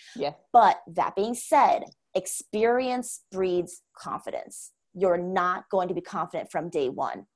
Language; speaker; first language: English; non-native, fluent; Chinese